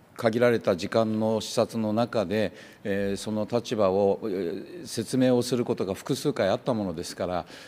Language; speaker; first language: Japanese; native; Japanese